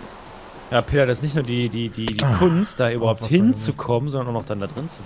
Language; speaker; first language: German; native; German